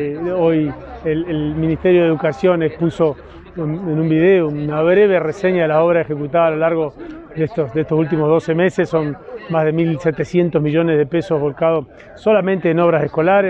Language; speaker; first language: Spanish; native; Spanish